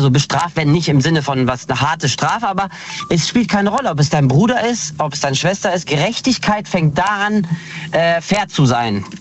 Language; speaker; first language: German; early bilingual, other home language; Kurdish